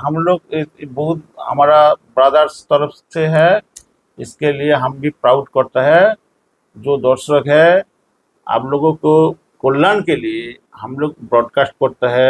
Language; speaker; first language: Hindi; non-native, local second language; Bangla